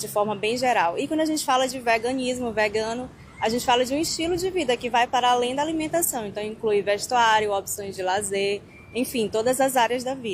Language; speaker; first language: Portuguese; native; Portuguese